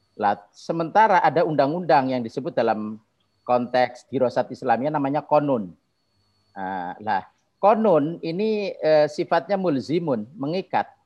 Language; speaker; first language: Indonesian; non-native, local second language; Javanese